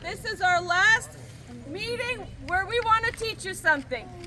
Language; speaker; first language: English; early bilingual, other home language; Ukrainian